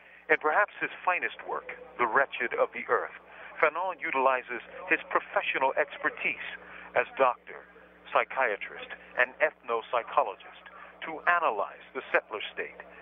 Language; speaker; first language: English; native; English